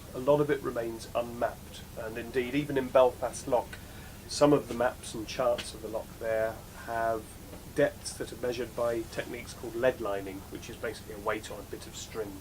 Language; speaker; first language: English; native; English